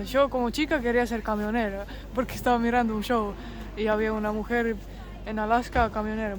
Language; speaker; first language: Spanish; non-native, fluent; Polish